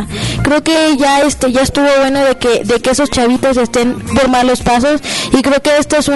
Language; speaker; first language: Spanish; native; Spanish